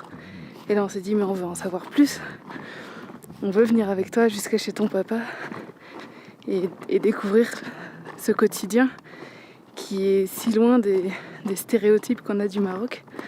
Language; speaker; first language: French; native; French